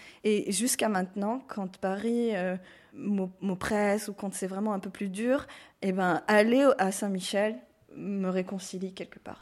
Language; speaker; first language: French; non-native, local second language; Arabic